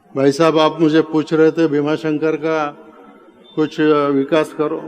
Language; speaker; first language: Hindi; non-native, local second language; Marathi